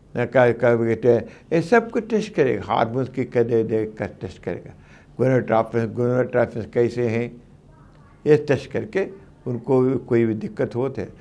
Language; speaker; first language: Hindi; non-native, local second language; Telugu